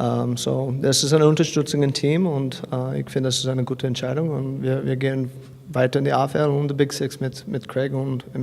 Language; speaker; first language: German; non-native, fluent; English